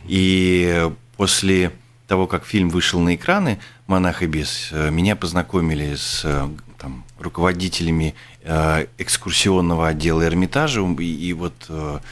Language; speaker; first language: Russian; native; Russian